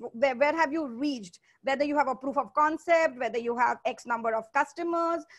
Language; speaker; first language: English; non-native, local second language; Hindi